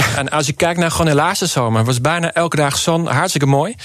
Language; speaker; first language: Dutch; non-native, learner; English